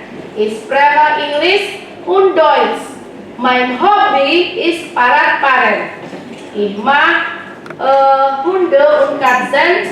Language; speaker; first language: German; non-native, learner; Indonesian